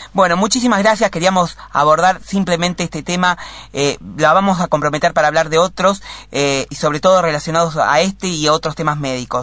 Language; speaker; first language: Spanish; native; Spanish